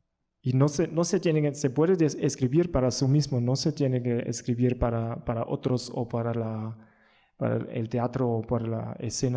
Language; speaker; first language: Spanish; non-native, learner; German